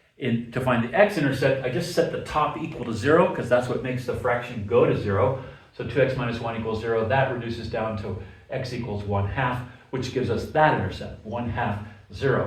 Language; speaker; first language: English; native; English